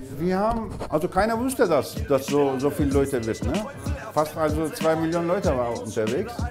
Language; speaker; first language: German; non-native, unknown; Turkish